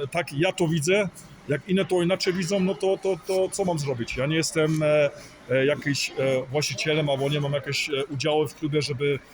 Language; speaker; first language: Polish; early bilingual, heritage; Polish